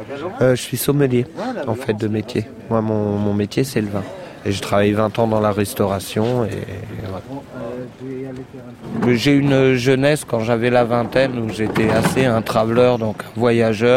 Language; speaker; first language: French; native; French